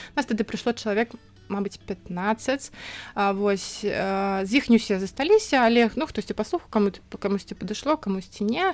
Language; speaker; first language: Belarusian; native; Belarusian